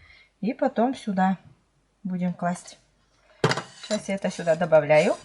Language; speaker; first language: Russian; native; Russian